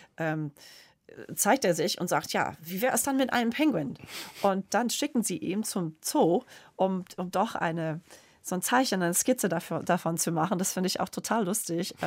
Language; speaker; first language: German; non-native, fluent; English